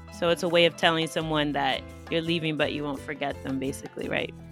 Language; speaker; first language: English; native; English